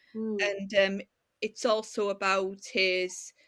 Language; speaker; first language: English; native; English